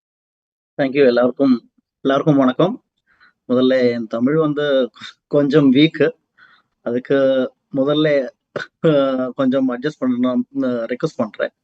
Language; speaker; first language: Tamil; non-native, learner; Malayalam